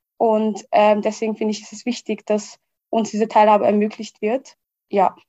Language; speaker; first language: German; early bilingual, other home language; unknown